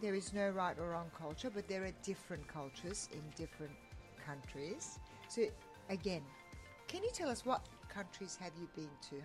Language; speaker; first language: English; non-native, fluent; Turkish